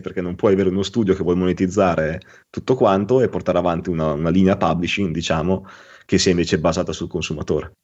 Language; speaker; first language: Italian; native; Italian